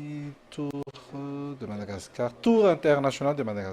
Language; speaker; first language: French; non-native, local second language; Malagasy